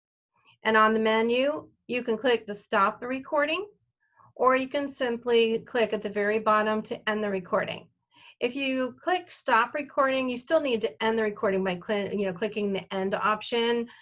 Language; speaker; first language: English; native; English